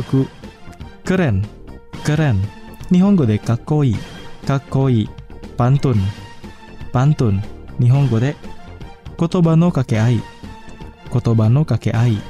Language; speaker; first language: Japanese; non-native, fluent; Indonesian